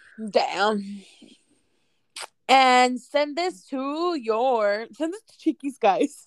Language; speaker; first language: English; early bilingual, other home language; Spanish